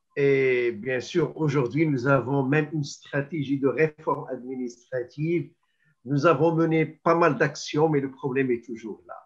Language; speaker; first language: French; non-native, local second language; Arabic